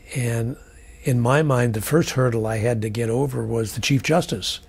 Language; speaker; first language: English; native; English